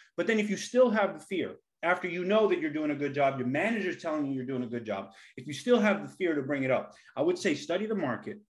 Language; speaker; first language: English; native; English